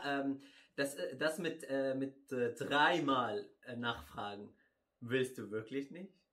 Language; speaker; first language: German; non-native, fluent; Arabic